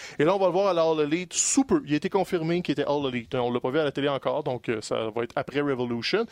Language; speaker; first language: French; native; French